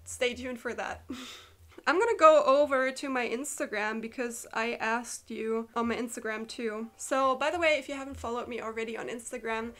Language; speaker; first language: English; non-native, fluent; German